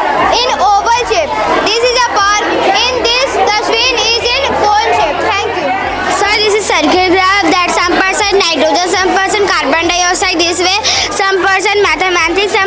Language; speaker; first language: English; non-native, learner; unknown